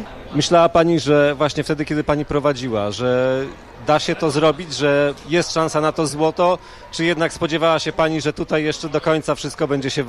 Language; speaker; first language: Polish; native; Polish